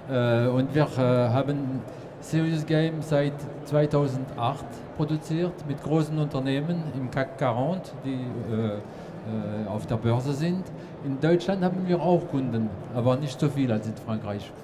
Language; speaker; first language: German; non-native, fluent; French